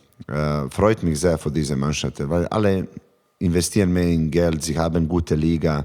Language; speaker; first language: German; non-native, learner; Serbian